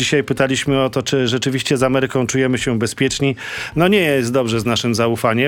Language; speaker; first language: Polish; native; Polish